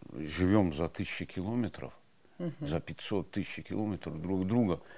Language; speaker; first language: Russian; non-native, local second language; Avaric